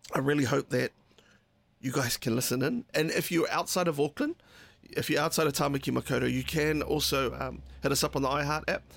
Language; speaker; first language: English; native; English